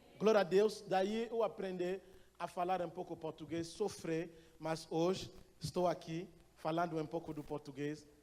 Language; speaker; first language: Portuguese; non-native, fluent; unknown